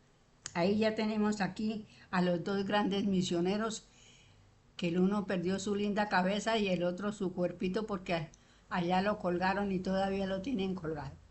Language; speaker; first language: Spanish; native; Spanish